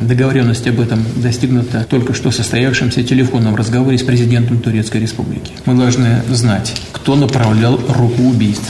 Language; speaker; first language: Russian; native; Russian